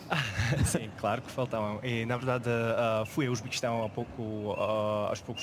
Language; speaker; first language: Portuguese; non-native, fluent; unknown